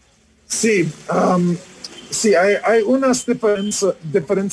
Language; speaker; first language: Spanish; non-native, learner; English